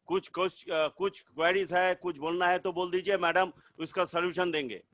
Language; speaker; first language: Hindi; non-native, local second language; Bangla